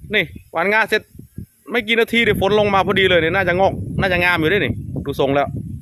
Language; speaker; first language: Thai; non-native, local second language; Northeastern Thai